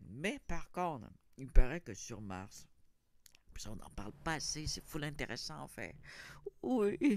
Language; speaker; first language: French; native; French